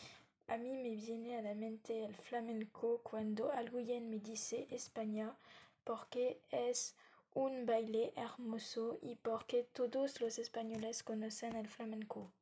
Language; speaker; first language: Spanish; non-native, learner; French